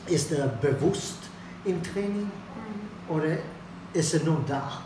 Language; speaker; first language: German; non-native, fluent; Swedish